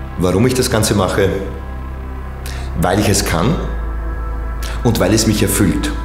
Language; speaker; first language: German; native; German